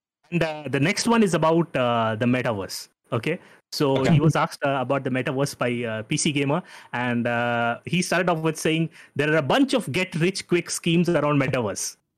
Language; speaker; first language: English; non-native, local second language; Hindi